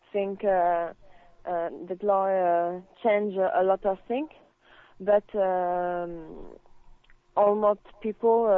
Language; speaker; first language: English; non-native, learner; French